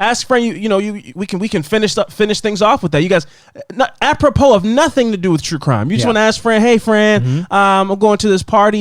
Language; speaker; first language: English; native; English